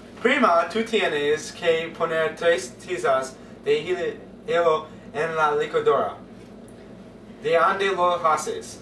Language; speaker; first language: Spanish; non-native, learner; English